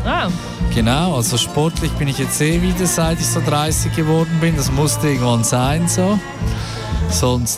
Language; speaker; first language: German; native; German